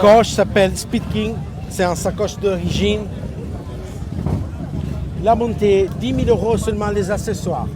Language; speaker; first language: French; non-native, learner; Italian